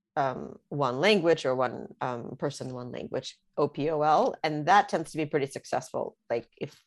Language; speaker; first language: English; early bilingual, other home language; Russian